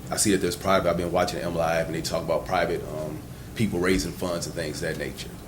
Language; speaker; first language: English; native; English